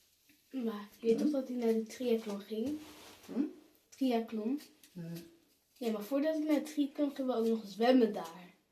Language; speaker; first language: Dutch; early bilingual, other home language; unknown